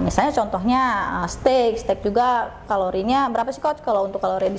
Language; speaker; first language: Indonesian; native; Indonesian